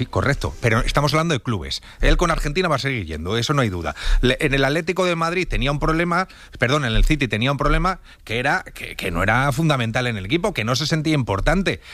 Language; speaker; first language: Spanish; native; Spanish